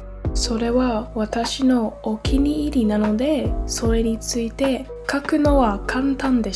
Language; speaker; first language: Japanese; non-native, learner; English